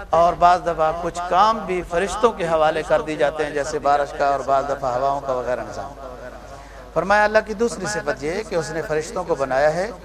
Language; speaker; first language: Urdu; non-native, local second language; Punjabi